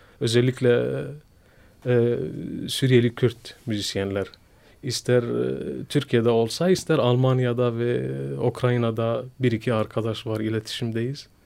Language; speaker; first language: Turkish; non-native, fluent; Kurdish